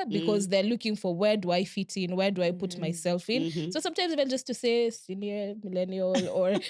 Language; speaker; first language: English; non-native, local second language; Swahili